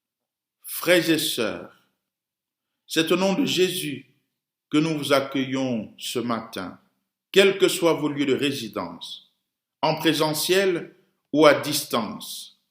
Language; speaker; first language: French; native; French